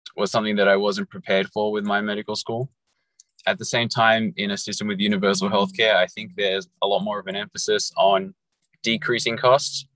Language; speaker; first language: English; native; English